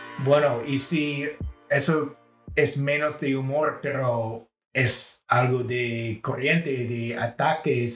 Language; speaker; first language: Spanish; non-native, fluent; English